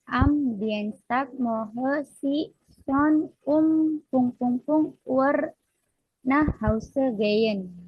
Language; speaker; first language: German; non-native, learner; Indonesian